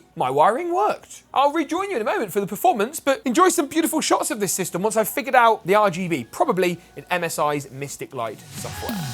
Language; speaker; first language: English; native; English